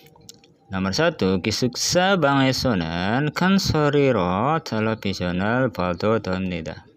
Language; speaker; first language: Korean; non-native, learner; Indonesian